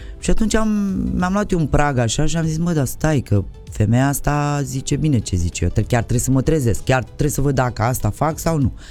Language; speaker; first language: Romanian; native; Romanian